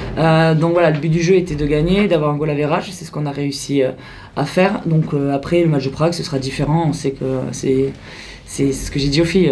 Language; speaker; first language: French; native; French